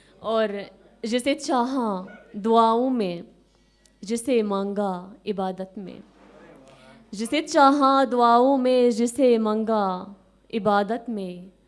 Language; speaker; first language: Urdu; non-native, fluent; Arabic